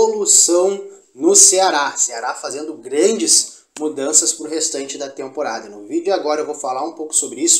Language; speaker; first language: Portuguese; native; Portuguese